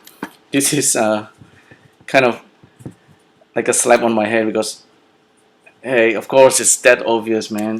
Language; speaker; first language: English; non-native, fluent; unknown